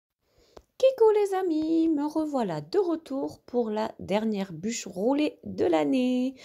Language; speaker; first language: French; native; French